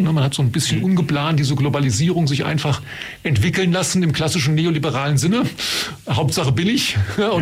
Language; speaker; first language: German; native; German